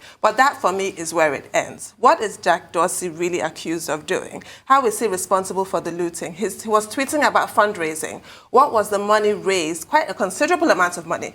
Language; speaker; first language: English; native; English